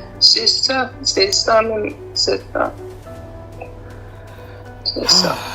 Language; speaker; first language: French; non-native, learner; Arabic